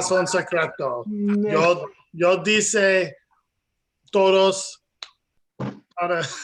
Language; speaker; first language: Spanish; non-native, learner; English